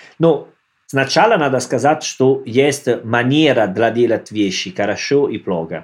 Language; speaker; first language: Russian; non-native, learner; Italian